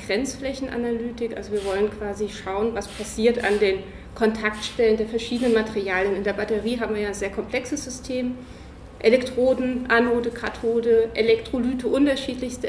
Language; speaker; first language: German; native; German